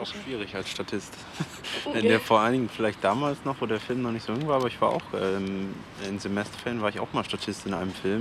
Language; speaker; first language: German; native; German